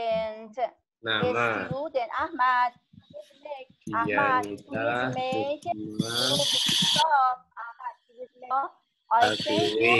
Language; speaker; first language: English; non-native, learner; Persian